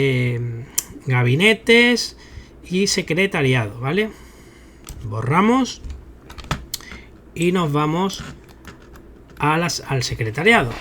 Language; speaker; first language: Spanish; native; Spanish